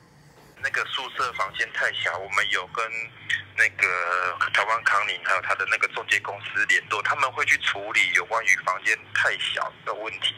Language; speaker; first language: Chinese; native; Chinese